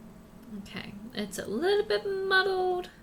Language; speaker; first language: English; native; English